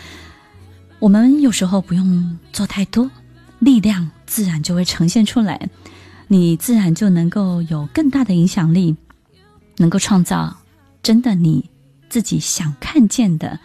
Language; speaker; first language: Chinese; native; Chinese